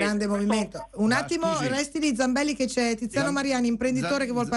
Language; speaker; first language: Italian; native; Italian